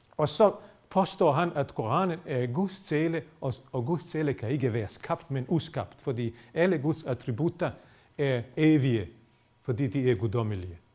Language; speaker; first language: Danish; non-native, fluent; Bosnian